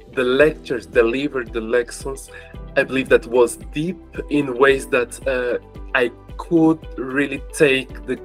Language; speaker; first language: English; non-native, fluent; Portuguese